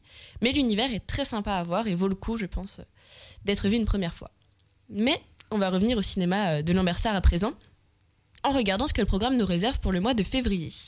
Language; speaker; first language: French; native; French